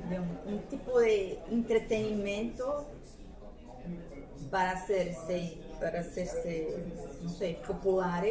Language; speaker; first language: Spanish; non-native, fluent; Portuguese